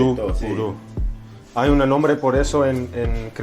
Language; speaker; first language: Spanish; non-native, learner; English